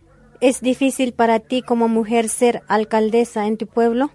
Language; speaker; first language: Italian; non-native, learner; Spanish